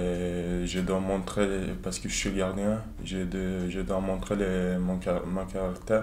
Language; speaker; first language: French; non-native, learner; Turkish